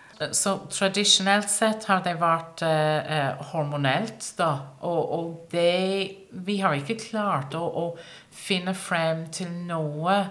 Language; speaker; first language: Norwegian; non-native, fluent; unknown